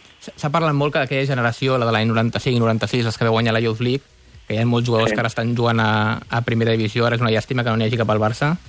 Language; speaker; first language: Catalan; native; Catalan